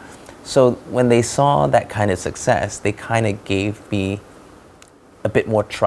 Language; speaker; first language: English; non-native, local second language; Malay